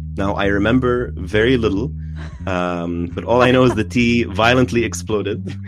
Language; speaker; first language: English; non-native, fluent; Arabic